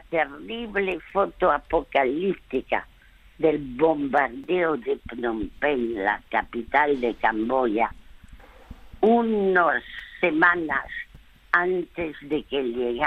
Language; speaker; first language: Spanish; early bilingual, other home language; French